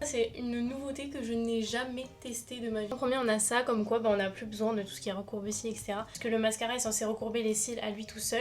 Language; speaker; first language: French; native; French